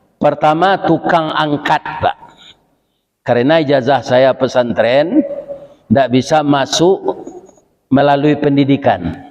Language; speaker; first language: Malay; non-native, local second language; Minangkabau